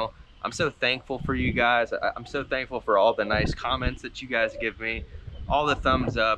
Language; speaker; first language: English; native; English